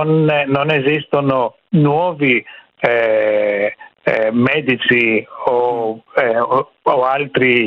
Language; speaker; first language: Italian; non-native, fluent; Greek